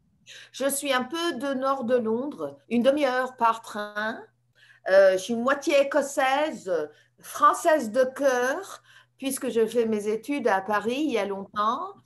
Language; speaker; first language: French; non-native, fluent; English